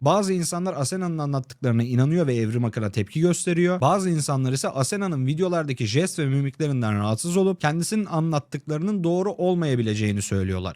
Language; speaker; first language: Turkish; native; Turkish